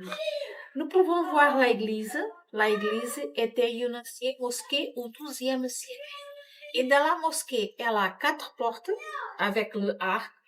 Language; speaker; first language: French; non-native, learner; Portuguese